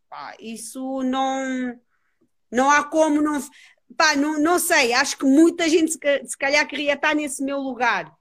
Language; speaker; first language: Portuguese; non-native, local second language; Kabuverdianu